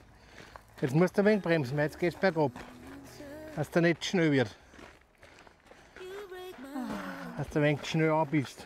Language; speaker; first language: German; native; German